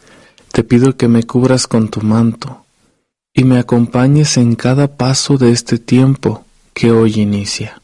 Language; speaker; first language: Spanish; native; Spanish